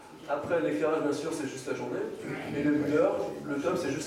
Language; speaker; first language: French; native; French